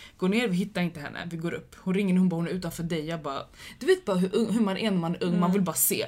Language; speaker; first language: Swedish; early bilingual, other home language; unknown